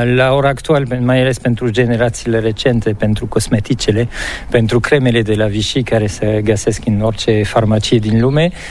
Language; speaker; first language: Romanian; non-native, fluent; French